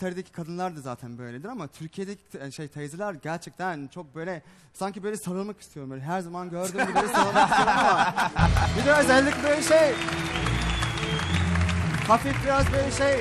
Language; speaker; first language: Turkish; non-native, fluent; English